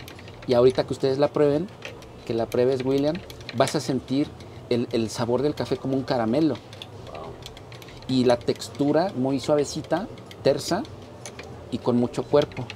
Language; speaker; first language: Spanish; native; Spanish